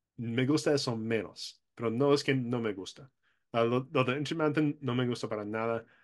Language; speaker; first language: Spanish; non-native, fluent; English